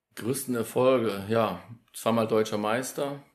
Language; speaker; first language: German; early bilingual, other home language; Polish